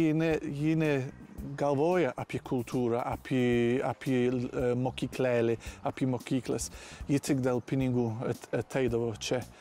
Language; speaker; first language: Lithuanian; non-native, learner; English